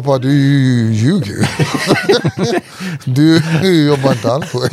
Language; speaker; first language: Swedish; early bilingual, other home language; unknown